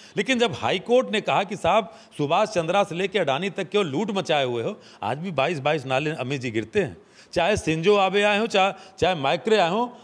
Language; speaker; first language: Hindi; native; Hindi